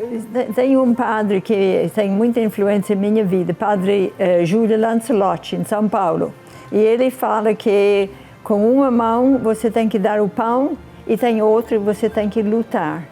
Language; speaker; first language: Portuguese; non-native, fluent; English